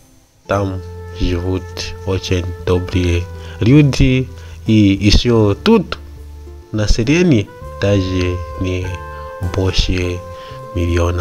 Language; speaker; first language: Russian; non-native, learner; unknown